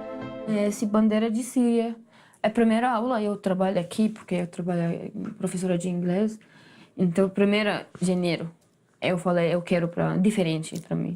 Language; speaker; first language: Portuguese; non-native, learner; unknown